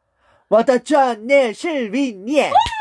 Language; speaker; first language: Chinese; non-native, learner; Korean